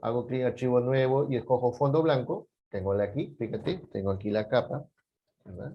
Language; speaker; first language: Spanish; native; Spanish